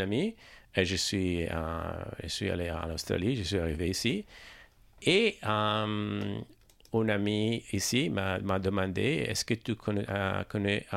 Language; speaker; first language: French; non-native, learner; Italian